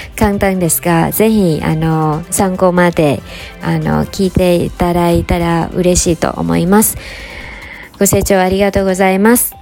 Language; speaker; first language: Japanese; non-native, fluent; Vietnamese